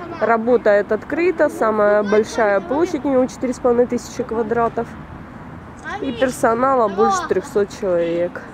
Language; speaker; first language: Russian; native; Russian